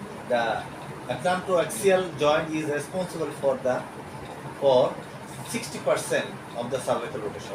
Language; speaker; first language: English; non-native, local second language; Bangla